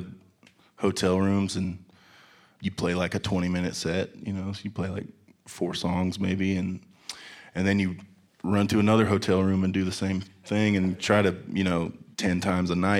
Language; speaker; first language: English; native; English